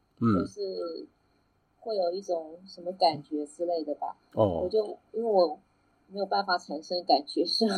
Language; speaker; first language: Chinese; native; Chinese